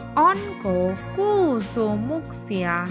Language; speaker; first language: Finnish; non-native, learner; Bangla